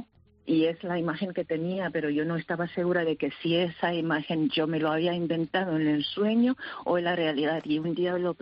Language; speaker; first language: Spanish; early bilingual, heritage; Spanish